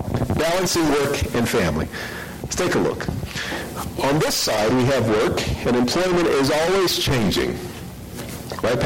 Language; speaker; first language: English; native; English